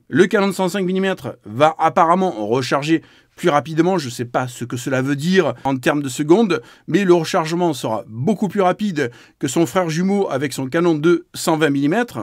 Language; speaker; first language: French; native; French